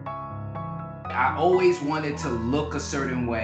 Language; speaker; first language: English; native; English